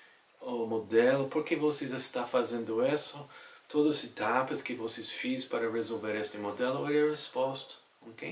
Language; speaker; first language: Portuguese; non-native, fluent; English